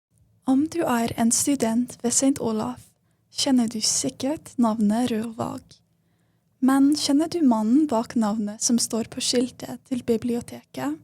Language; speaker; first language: Norwegian; non-native, fluent; English